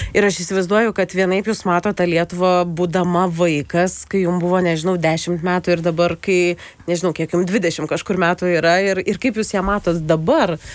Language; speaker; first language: Lithuanian; native; Lithuanian